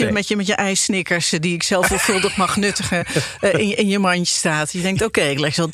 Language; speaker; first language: Dutch; native; Dutch